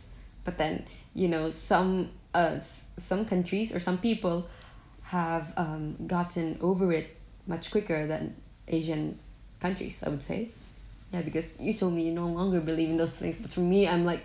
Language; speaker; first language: English; non-native, local second language; Cebuano